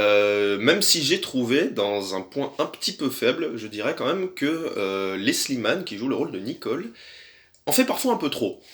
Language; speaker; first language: French; native; French